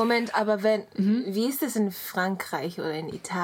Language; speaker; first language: German; non-native, learner; Japanese